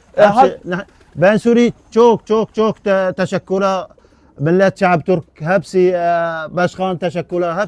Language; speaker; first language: Turkish; non-native, learner; Arabic